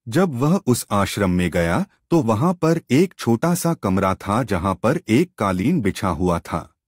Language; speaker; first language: Hindi; non-native, local second language; Gujarati